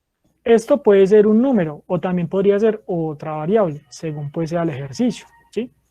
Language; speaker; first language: Spanish; native; Spanish